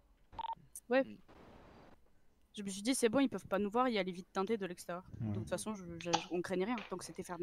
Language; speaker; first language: French; native; French